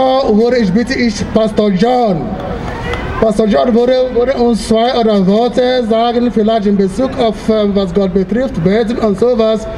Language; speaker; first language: German; non-native, fluent; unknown